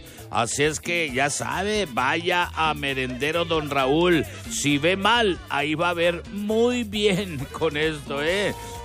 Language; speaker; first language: Spanish; native; Spanish